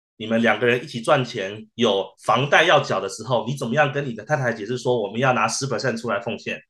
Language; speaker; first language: Chinese; early bilingual, heritage; Chinese